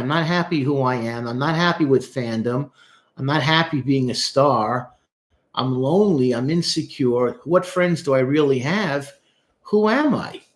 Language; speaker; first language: English; native; English